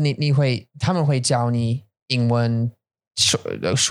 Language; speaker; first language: Chinese; non-native, learner; English